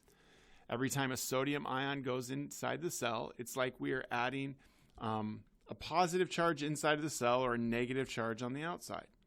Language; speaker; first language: English; native; English